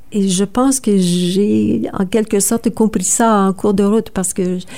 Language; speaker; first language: French; native; French